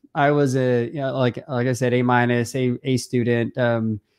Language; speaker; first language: English; native; English